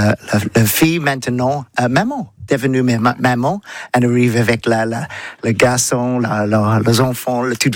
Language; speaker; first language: French; non-native, learner; English